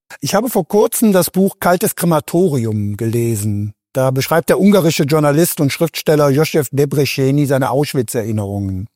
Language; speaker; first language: German; native; German